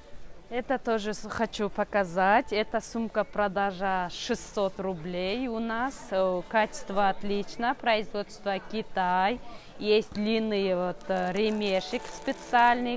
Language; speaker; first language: Russian; non-native, learner; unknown